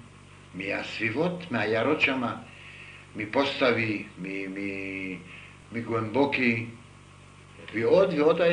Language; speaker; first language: Hebrew; non-native, fluent; Yiddish